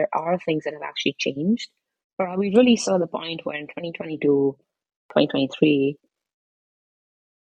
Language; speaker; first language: English; non-native, local second language; Hindi